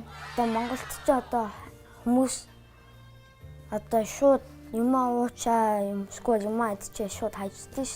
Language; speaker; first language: Mongolian; early bilingual, heritage; Mongolian